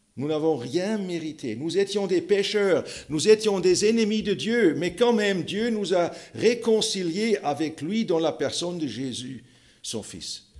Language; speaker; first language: French; non-native, fluent; German